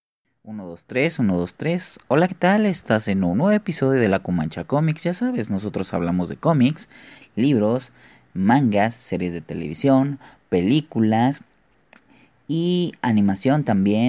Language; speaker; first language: Spanish; native; Spanish